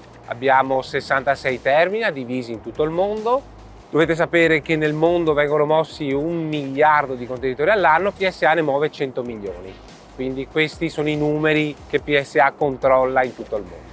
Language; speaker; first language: Italian; native; Italian